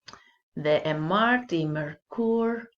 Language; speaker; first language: Albanian; non-native, learner; English